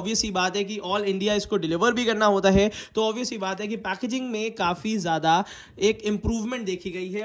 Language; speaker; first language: Hindi; native; Hindi